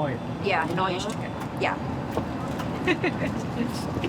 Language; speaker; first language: German; non-native, fluent; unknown